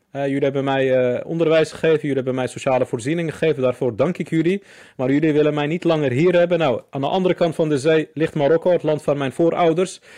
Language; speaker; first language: Dutch; early bilingual, other home language; Arabic